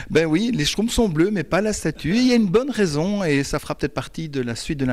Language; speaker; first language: French; native; French